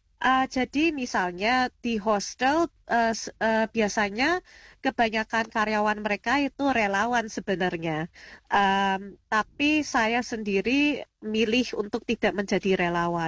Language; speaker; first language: Indonesian; early bilingual, heritage; Indonesian